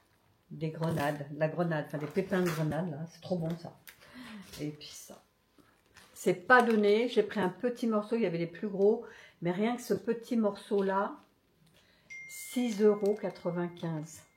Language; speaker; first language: French; native; French